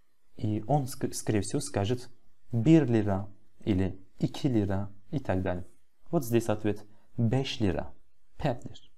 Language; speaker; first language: Russian; non-native, fluent; Turkish